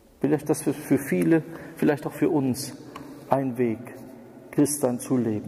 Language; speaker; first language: German; native; German